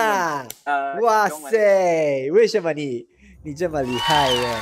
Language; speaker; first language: Chinese; non-native, learner; Spanish